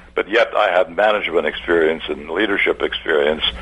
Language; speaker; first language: English; early bilingual, other home language; German